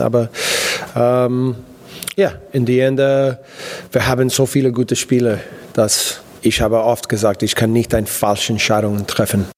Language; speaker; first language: German; non-native, learner; English